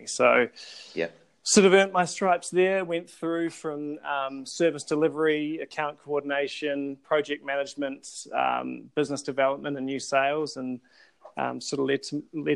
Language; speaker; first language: English; native; English